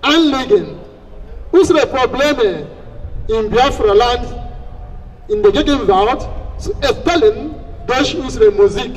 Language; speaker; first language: German; non-native, fluent; Igbo